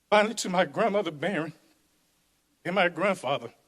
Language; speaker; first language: English; native; English